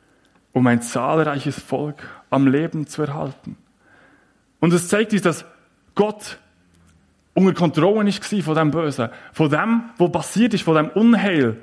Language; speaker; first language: German; native; German